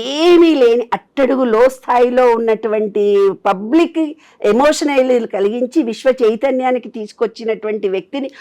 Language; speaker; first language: Telugu; native; Telugu